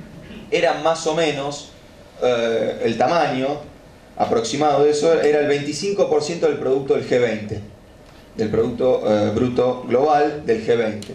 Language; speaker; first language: Spanish; native; Spanish